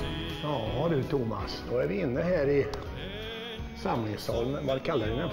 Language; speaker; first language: Swedish; native; Swedish